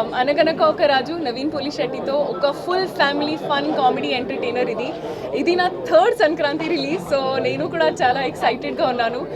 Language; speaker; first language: Telugu; non-native, fluent; Hindi